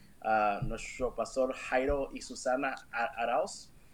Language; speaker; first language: Spanish; early bilingual, heritage; Spanish